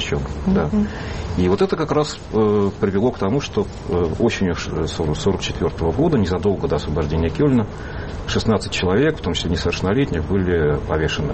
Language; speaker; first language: Russian; native; Russian